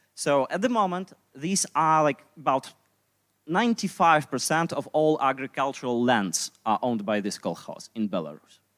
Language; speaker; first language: English; non-native, fluent; Russian